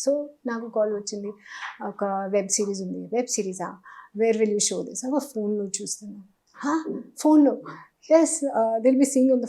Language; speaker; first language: Telugu; non-native, learner; Hindi